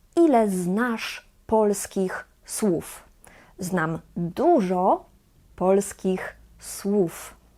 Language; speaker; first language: Polish; native; Polish